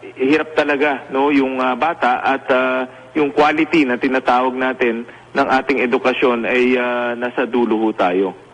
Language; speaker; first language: Filipino; native; Filipino